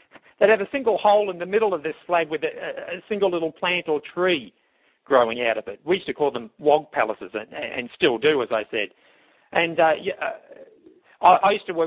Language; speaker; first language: English; native; English